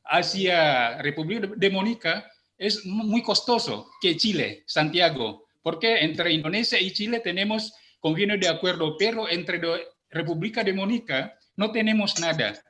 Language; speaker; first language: Spanish; non-native, learner; Indonesian